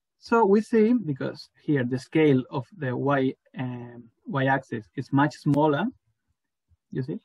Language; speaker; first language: English; non-native, fluent; Spanish